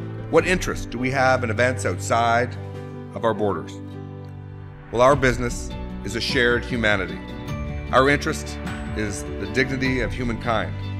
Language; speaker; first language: English; native; English